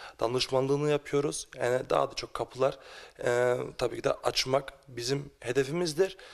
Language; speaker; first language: Turkish; early bilingual, heritage; Turkish